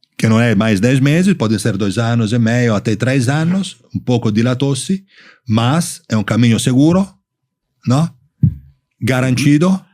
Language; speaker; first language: Portuguese; non-native, fluent; Italian